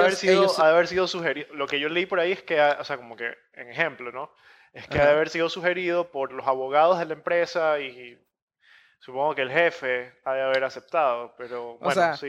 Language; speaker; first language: Spanish; native; Spanish